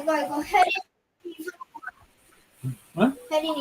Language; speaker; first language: Korean; early bilingual, other home language; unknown